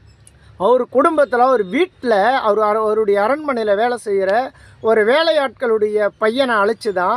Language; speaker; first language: Tamil; native; Tamil